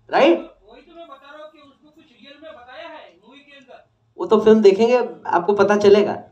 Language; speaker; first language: Hindi; non-native, local second language; Odia